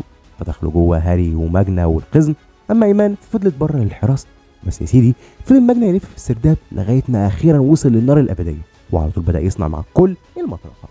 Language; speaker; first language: Arabic; native; Arabic